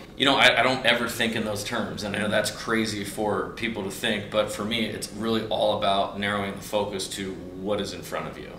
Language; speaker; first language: English; native; English